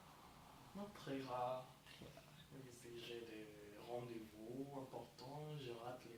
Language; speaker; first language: French; non-native, fluent; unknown